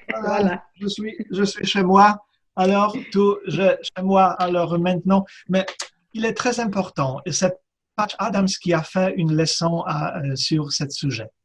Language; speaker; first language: French; non-native, fluent; Polish